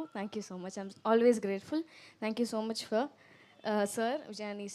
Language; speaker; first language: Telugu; non-native, learner; Tamil